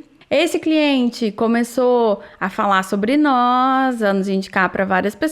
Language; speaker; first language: Portuguese; native; Portuguese